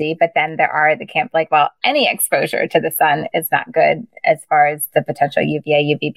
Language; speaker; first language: English; native; English